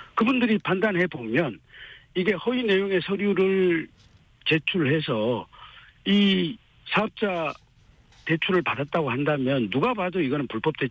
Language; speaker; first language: Korean; native; Korean